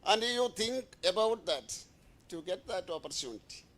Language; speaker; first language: English; non-native, local second language; Malayalam